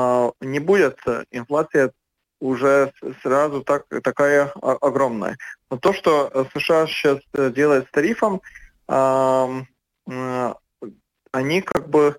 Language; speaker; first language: Russian; non-native, local second language; Latvian